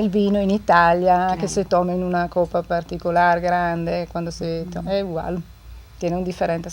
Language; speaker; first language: Spanish; non-native, fluent; Italian